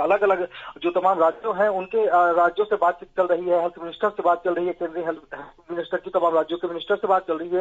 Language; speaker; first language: Hindi; native; Hindi